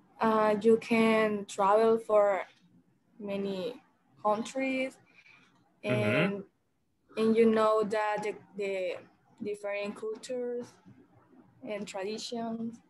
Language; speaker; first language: English; non-native, learner; Spanish